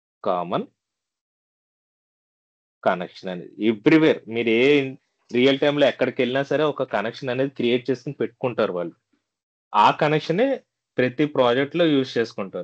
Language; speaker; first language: Telugu; native; Telugu